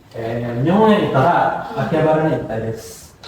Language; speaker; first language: Japanese; non-native, learner; Indonesian